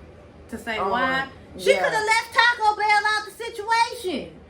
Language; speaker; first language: English; native; English